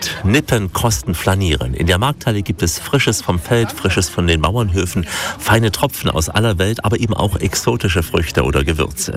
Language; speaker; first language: German; native; German